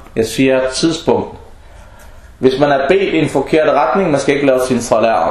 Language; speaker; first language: Danish; non-native, fluent; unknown